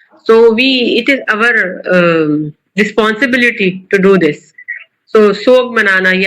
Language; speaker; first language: English; non-native, local second language; Urdu